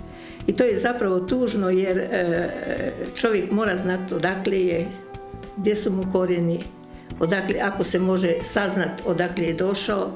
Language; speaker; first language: Croatian; native; Croatian